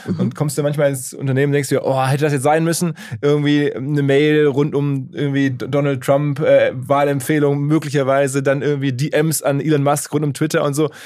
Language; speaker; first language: German; native; German